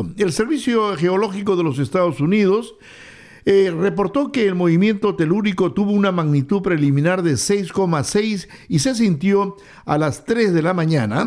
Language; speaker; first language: Spanish; native; Spanish